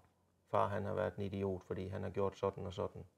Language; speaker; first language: Danish; native; Danish